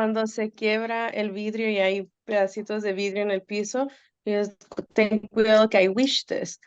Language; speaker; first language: Spanish; early bilingual, heritage; Spanish